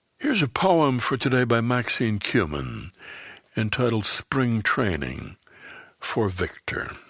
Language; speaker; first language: English; native; English